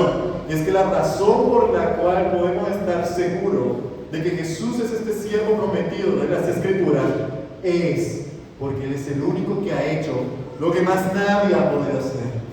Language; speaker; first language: Spanish; native; Spanish